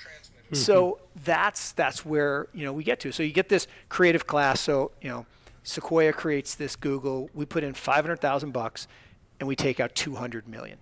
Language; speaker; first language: English; native; English